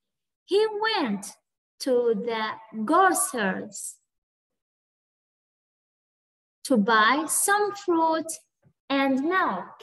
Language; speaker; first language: English; non-native, fluent; Arabic